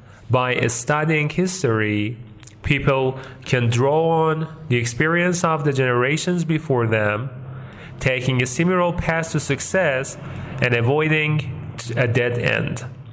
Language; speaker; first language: English; non-native, fluent; Persian